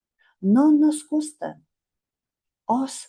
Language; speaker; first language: Spanish; non-native, fluent; Mongolian